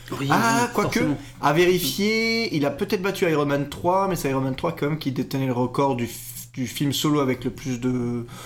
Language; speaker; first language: French; native; French